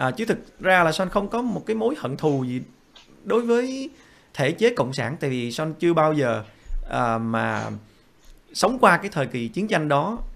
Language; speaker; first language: Vietnamese; early bilingual, other home language; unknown